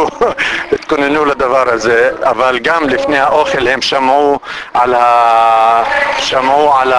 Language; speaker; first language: Hebrew; non-native, local second language; Arabic